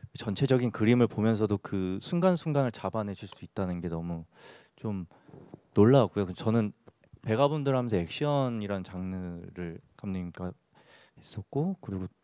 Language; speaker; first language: Korean; native; Korean